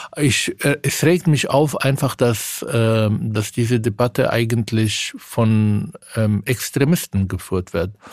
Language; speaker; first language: German; non-native, fluent; Arabic